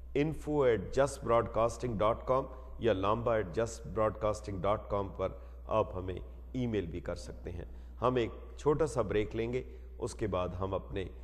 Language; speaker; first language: Hindi; non-native, local second language; Punjabi